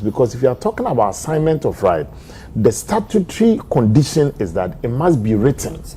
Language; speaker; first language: English; non-native, local second language; Akan